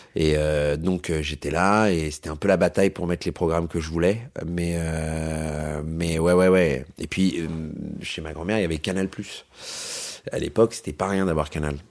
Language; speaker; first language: French; native; French